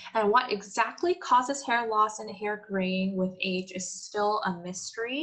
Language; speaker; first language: English; non-native, fluent; Korean